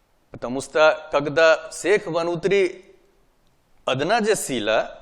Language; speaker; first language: Russian; non-native, learner; Hindi